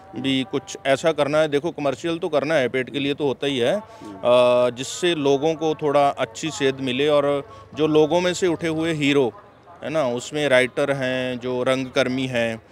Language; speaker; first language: Hindi; native; Hindi